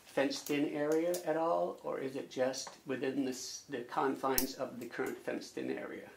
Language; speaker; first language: English; native; English